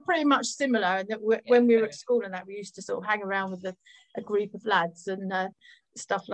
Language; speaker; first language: English; native; English